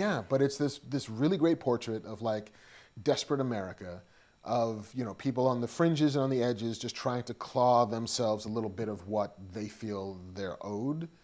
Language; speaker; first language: English; native; English